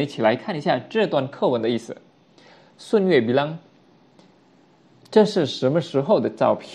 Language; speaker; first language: Chinese; non-native, fluent; Indonesian